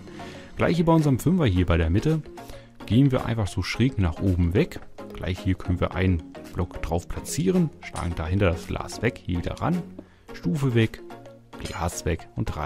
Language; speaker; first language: German; native; German